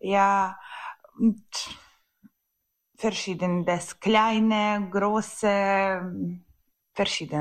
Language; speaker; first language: German; non-native, learner; Ukrainian